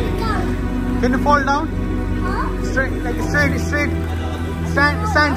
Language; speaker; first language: English; non-native, local second language; Hindi